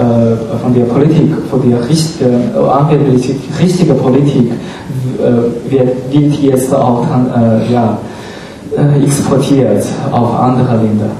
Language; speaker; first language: German; non-native, fluent; Chinese